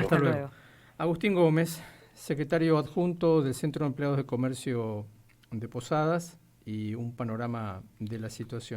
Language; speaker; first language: Spanish; native; Spanish